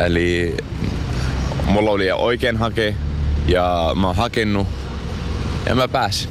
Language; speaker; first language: Finnish; non-native, fluent; Arabic